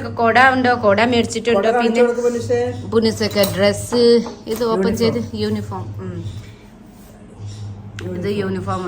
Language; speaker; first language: Malayalam; non-native, learner; Nepali